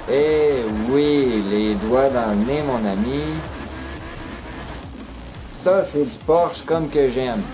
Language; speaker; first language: French; native; French